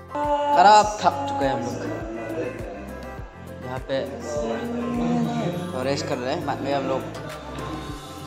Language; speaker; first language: Hindi; non-native, local second language; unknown